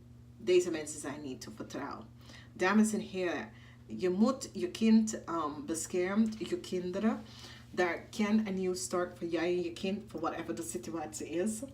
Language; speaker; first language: Dutch; non-native, fluent; English